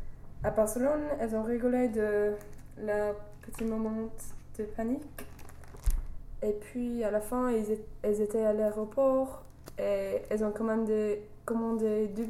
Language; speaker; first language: French; non-native, learner; English